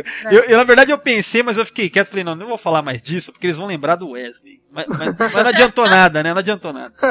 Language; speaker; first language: Portuguese; native; Portuguese